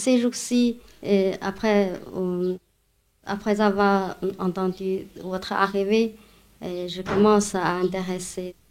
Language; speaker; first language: French; non-native, learner; Chinese